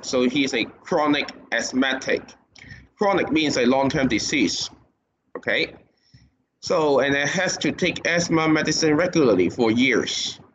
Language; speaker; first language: English; non-native, local second language; Cantonese